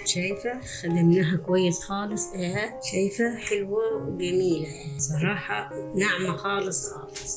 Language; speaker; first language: Arabic; native; Arabic